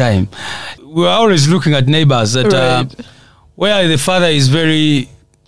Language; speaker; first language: English; non-native, local second language; Nyankole